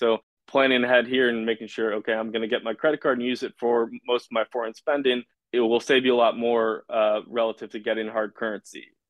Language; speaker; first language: English; native; English